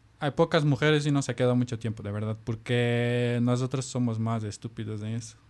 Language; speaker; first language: Spanish; non-native, fluent; Portuguese